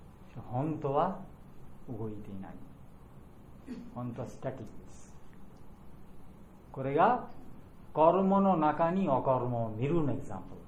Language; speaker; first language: Japanese; non-native, learner; Bangla